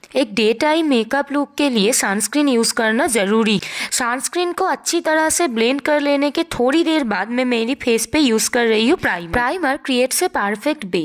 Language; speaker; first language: Hindi; non-native, local second language; Bangla